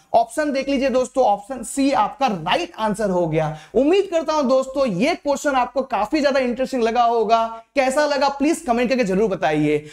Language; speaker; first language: Hindi; native; Hindi